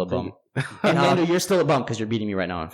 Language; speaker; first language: English; native; English